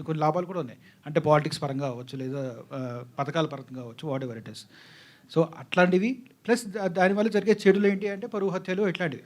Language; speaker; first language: Telugu; native; Telugu